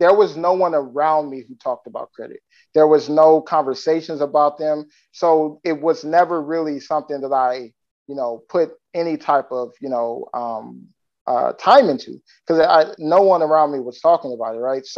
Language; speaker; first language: English; native; English